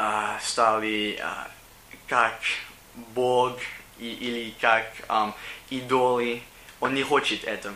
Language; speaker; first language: Russian; non-native, learner; English